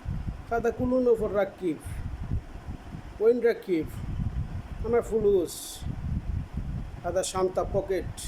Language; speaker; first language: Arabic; non-native, learner; Bangla